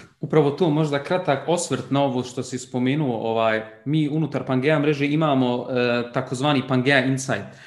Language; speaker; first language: Croatian; early bilingual, heritage; Bosnian